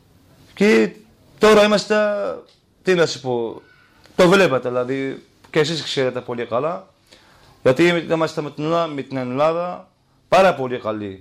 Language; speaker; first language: Greek; non-native, learner; Kurdish